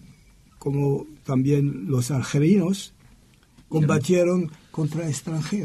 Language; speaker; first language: Spanish; non-native, learner; French